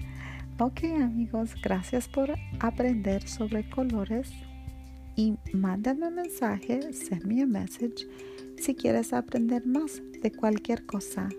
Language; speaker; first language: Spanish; early bilingual, heritage; Spanish